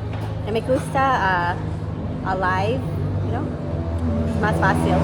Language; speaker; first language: Spanish; non-native, learner; Lao